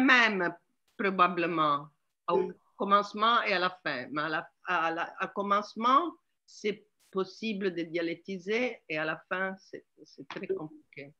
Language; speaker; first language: French; non-native, learner; Italian